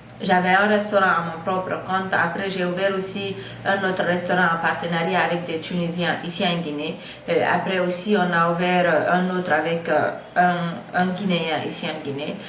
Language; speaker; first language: French; non-native, local second language; Fula